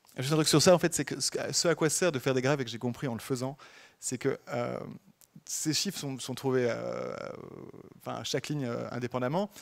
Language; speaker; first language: French; native; French